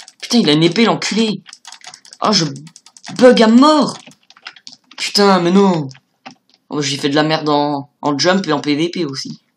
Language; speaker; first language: French; native; French